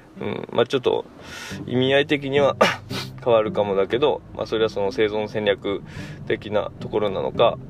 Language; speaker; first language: Japanese; native; Japanese